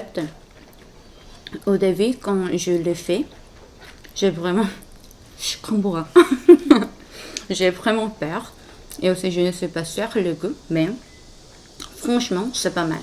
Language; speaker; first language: French; non-native, fluent; Korean